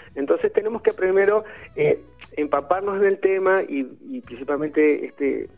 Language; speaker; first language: Spanish; native; Spanish